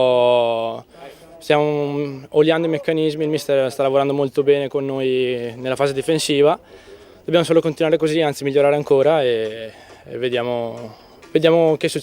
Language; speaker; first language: Italian; native; Italian